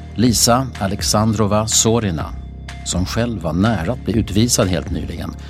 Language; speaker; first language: Swedish; native; Swedish